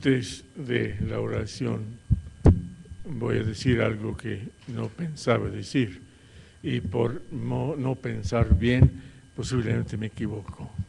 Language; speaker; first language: Spanish; non-native, fluent; English